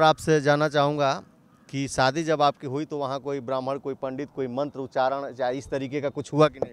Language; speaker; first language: Hindi; native; Hindi